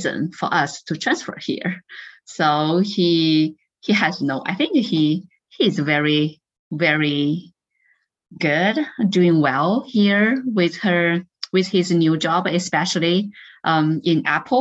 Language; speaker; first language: English; non-native, fluent; Chinese